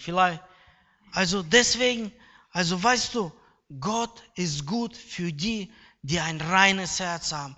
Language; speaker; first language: German; non-native, fluent; Russian